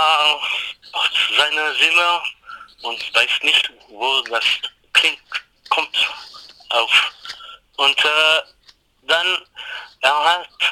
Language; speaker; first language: German; non-native, learner; English